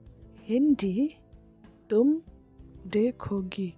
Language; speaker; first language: Hindi; non-native, local second language; Khasi